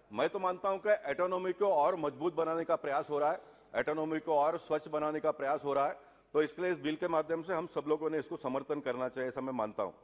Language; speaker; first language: Hindi; non-native, local second language; Tulu